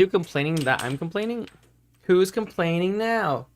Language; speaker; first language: English; native; English